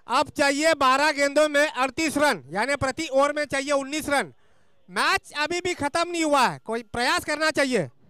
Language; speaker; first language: Hindi; non-native, local second language; Marathi